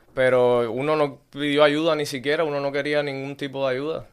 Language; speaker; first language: Spanish; native; Spanish